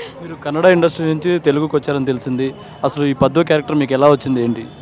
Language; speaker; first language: Telugu; native; Telugu